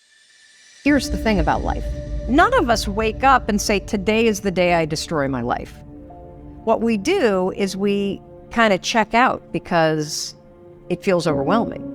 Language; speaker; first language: English; native; English